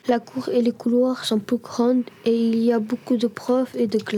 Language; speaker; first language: French; early bilingual, other home language; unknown